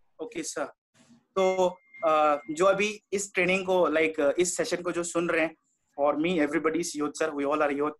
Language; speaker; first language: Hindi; non-native, local second language; Bangla